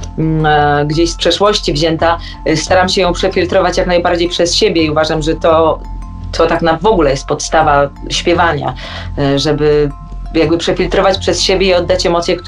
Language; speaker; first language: Polish; native; Polish